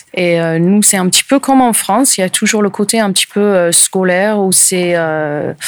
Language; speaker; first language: French; non-native, fluent; English